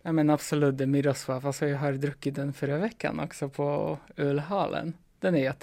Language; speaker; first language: Swedish; non-native, fluent; Polish